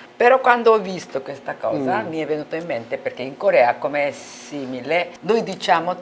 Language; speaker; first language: Italian; non-native, fluent; Korean